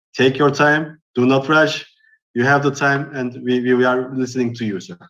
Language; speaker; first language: English; non-native, fluent; Turkish